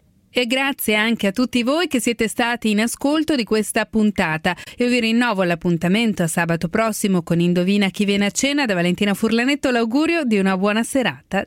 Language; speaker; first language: Italian; native; Italian